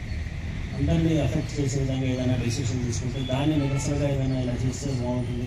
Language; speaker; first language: Telugu; native; Telugu